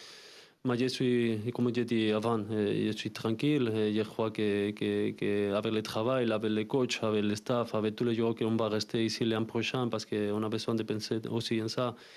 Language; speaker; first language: French; non-native, fluent; Spanish